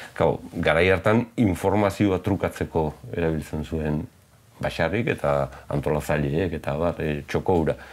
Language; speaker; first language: Basque; native; Basque